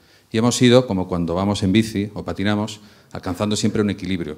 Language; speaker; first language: Spanish; native; Spanish